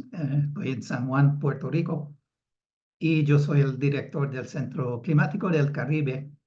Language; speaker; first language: Spanish; non-native, fluent; English